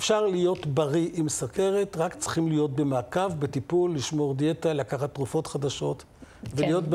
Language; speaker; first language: Hebrew; native; Hebrew